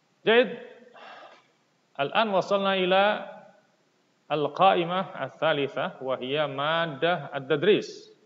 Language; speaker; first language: Arabic; non-native, fluent; Indonesian